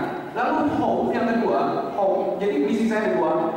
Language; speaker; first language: Indonesian; native; Indonesian